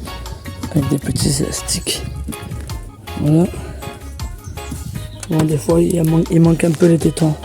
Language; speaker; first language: French; native; French